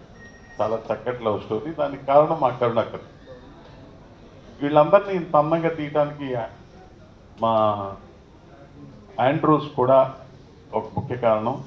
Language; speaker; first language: Telugu; native; Telugu